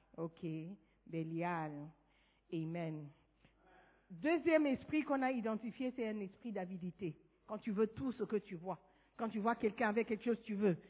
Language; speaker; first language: French; non-native, fluent; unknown